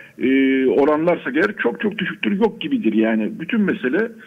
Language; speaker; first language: Turkish; native; Turkish